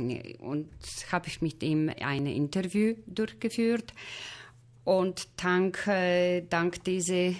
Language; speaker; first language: German; non-native, fluent; Polish